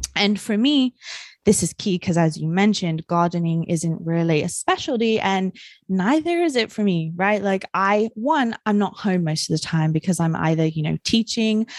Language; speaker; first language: English; native; English